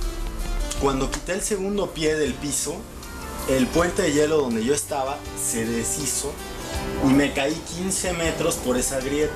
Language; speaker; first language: Spanish; native; Spanish